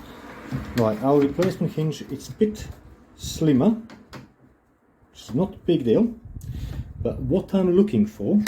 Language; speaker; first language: English; non-native, fluent; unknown